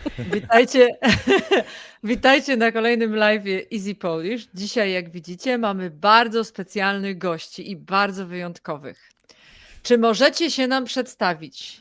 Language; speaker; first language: Polish; native; Polish